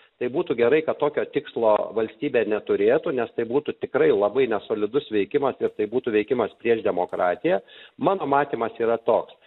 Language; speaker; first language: Lithuanian; native; Lithuanian